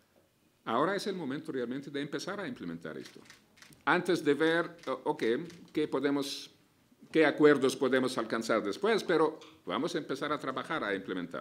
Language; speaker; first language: Spanish; non-native, fluent; Arabic